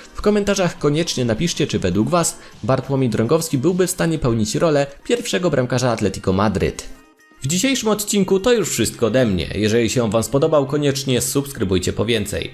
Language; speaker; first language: Polish; native; Polish